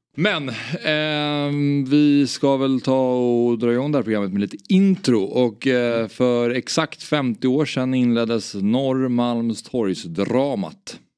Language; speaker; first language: Swedish; native; Swedish